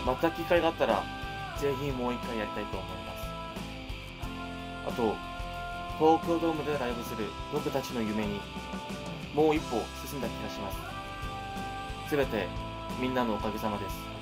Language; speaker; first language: Japanese; non-native, fluent; Korean